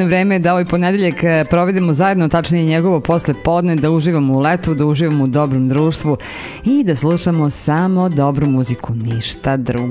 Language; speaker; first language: Serbian; native; Serbian